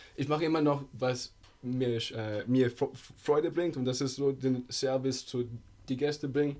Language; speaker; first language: German; non-native, learner; Italian